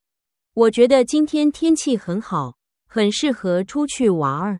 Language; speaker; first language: Chinese; non-native, learner; Vietnamese